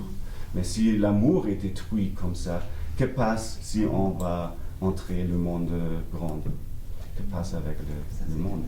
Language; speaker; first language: French; non-native, learner; German